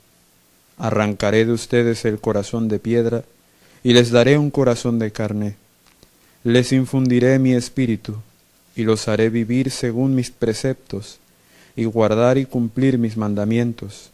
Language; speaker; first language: Spanish; native; Spanish